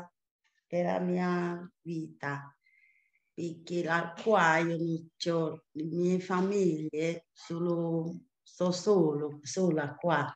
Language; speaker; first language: Italian; non-native, learner; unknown